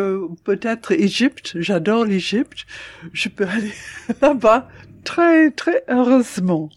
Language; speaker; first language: French; non-native, fluent; English